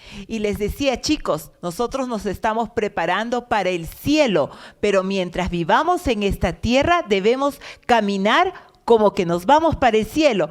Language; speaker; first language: Spanish; native; Spanish